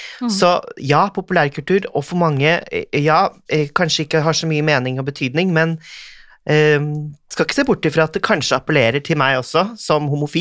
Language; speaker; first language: Norwegian; native; Norwegian